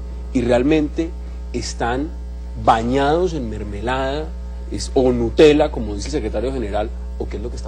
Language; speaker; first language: Spanish; native; Spanish